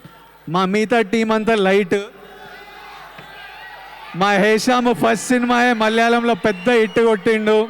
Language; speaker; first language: Telugu; native; Telugu